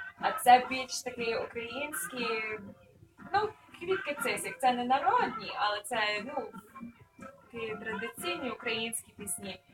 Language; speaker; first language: Ukrainian; early bilingual, other home language; English